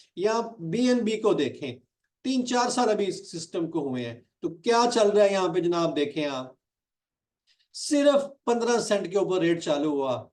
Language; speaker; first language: Urdu; non-native, local second language; Punjabi